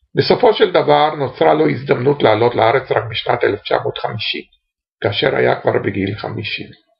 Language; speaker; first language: Hebrew; early bilingual, other home language; Romanian